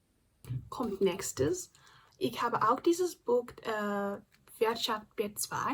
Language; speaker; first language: German; non-native, learner; English